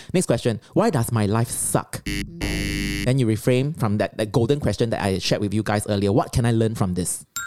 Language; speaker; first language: English; non-native, local second language; Chinese